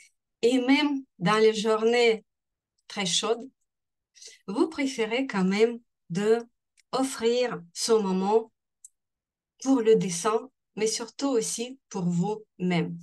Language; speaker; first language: French; non-native, fluent; Russian